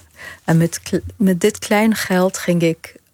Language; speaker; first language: Dutch; non-native, fluent; Arabic